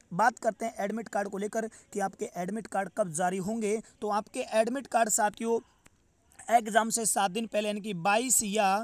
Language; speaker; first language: Hindi; native; Hindi